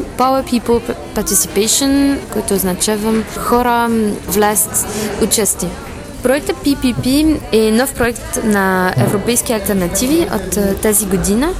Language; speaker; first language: Bulgarian; non-native, learner; French